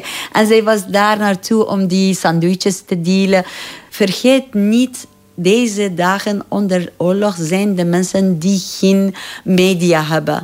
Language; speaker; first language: Dutch; non-native, learner; Persian